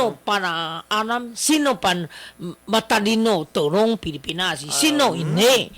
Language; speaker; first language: Filipino; non-native, learner; Chinese